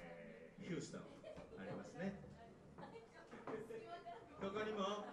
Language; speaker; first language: Japanese; native; Japanese